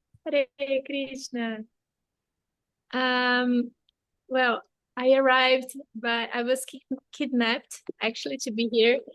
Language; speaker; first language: English; non-native, fluent; Portuguese